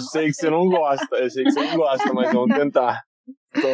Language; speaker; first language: Portuguese; native; Portuguese